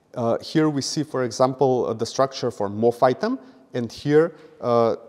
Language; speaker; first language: English; non-native, fluent; Macedonian